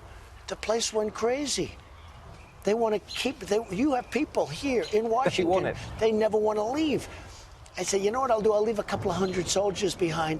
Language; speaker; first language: English; native; English